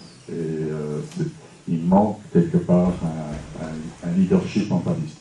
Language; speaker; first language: French; non-native, fluent; English